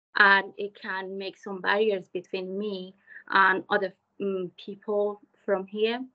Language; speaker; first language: English; non-native, fluent; Persian